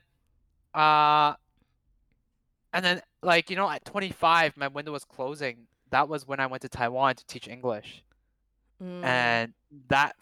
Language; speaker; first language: English; non-native, fluent; Cantonese